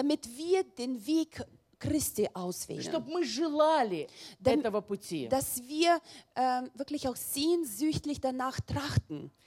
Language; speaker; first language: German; non-native, learner; Russian